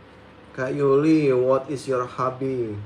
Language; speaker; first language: English; non-native, learner; Indonesian